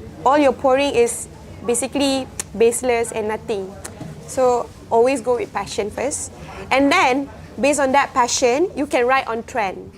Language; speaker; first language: English; non-native, local second language; Malay